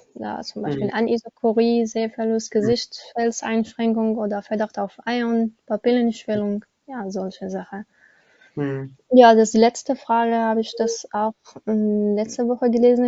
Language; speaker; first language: German; non-native, learner; Arabic